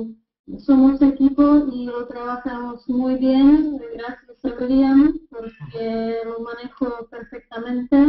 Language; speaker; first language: Spanish; non-native, fluent; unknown